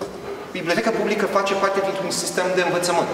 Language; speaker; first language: Romanian; early bilingual, heritage; Romanian